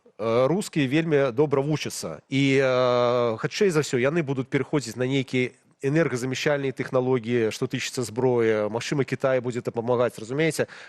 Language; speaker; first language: Belarusian; non-native, local second language; Russian